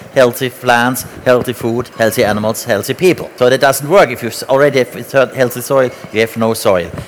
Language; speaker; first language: English; non-native, fluent; German